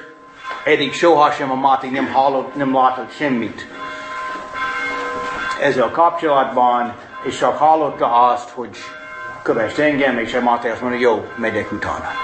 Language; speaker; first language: Hungarian; non-native, fluent; English